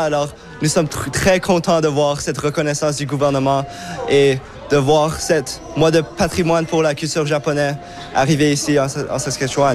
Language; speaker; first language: French; non-native, local second language; English